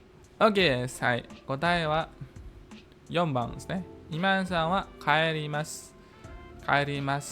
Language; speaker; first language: Japanese; non-native, fluent; Indonesian